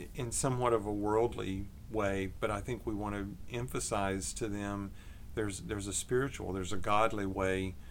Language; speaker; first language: English; native; English